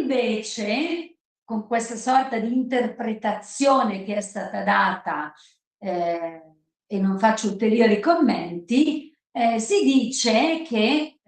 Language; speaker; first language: Italian; native; Italian